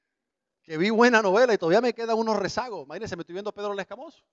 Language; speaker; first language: Spanish; native; Spanish